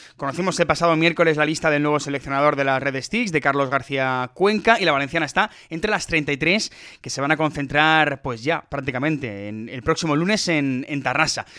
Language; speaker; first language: Spanish; native; Spanish